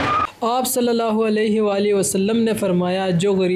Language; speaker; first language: Urdu; native; Urdu